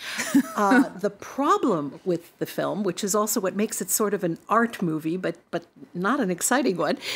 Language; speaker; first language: English; native; English